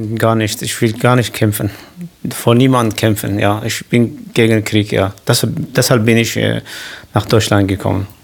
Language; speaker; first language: German; non-native, learner; Kurdish